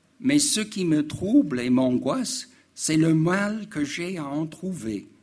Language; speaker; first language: French; non-native, fluent; English